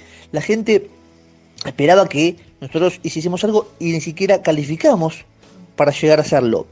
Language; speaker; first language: Spanish; native; Spanish